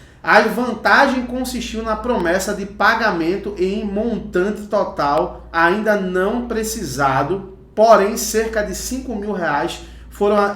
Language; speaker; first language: Portuguese; native; Portuguese